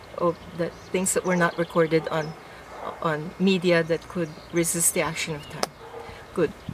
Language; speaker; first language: English; non-native, local second language; Filipino